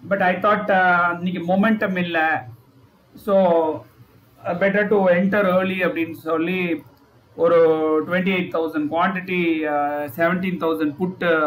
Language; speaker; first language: Tamil; native; Tamil